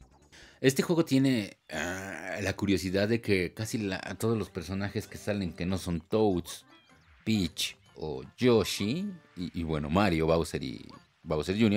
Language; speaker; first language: Spanish; native; Spanish